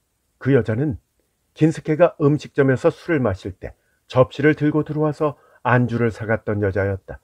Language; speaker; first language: Korean; native; Korean